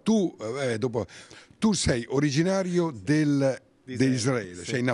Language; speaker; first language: Italian; native; Italian